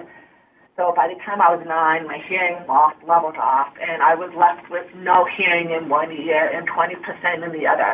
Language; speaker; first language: English; early bilingual, other home language; Hungarian